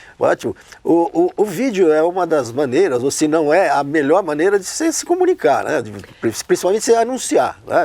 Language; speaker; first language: Portuguese; native; Portuguese